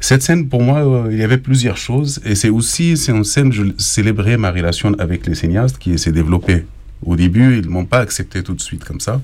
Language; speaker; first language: French; non-native, fluent; Arabic